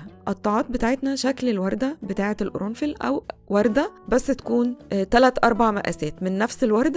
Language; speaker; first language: Arabic; native; Arabic